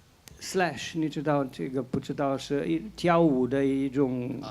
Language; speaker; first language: Chinese; non-native, fluent; Slovenian